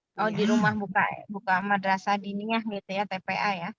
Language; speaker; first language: Indonesian; native; Indonesian